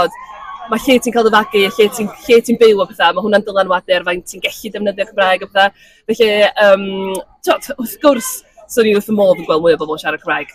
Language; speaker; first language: Welsh; native; Welsh